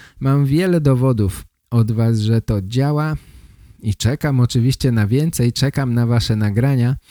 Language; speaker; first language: Polish; native; Polish